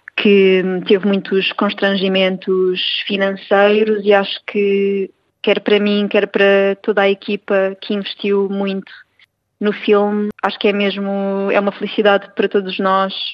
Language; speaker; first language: Portuguese; native; Portuguese